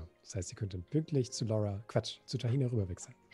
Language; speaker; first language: German; native; German